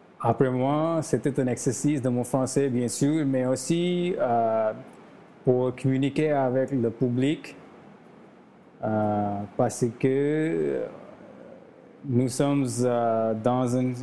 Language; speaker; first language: French; non-native, learner; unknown